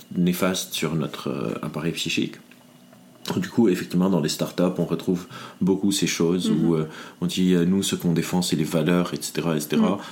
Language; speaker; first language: French; non-native, local second language; Arabic